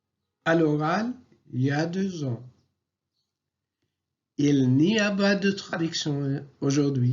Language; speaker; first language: French; non-native, local second language; Arabic